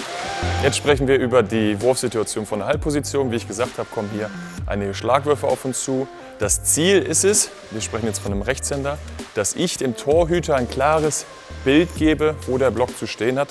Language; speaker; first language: German; native; German